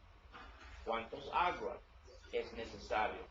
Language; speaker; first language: Spanish; non-native, learner; English